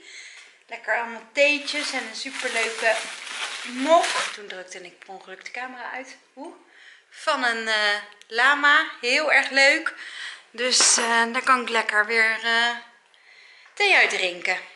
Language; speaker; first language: Dutch; native; Dutch